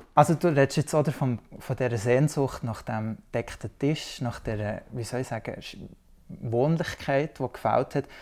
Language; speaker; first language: German; native; German